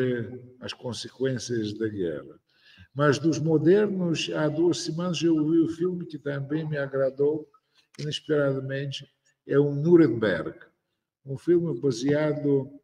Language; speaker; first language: Portuguese; non-native, fluent; Russian